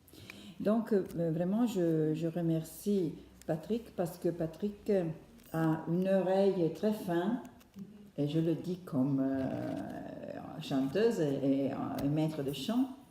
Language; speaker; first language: French; non-native, fluent; Italian